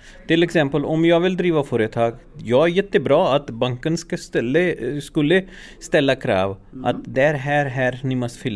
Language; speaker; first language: Swedish; non-native, learner; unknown